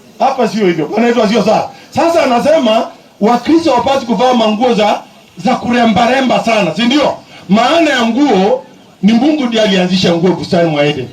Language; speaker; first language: Swahili; non-native, local second language; Kalenjin